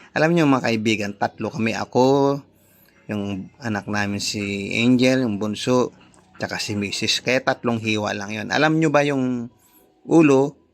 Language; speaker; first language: Filipino; non-native, local second language; Iloko